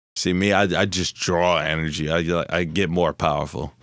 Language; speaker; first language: English; native; English